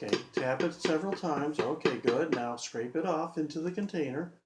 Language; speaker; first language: English; native; English